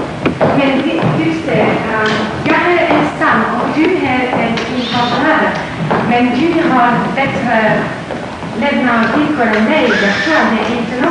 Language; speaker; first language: Swedish; non-native, learner; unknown